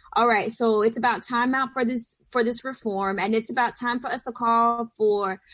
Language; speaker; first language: English; native; English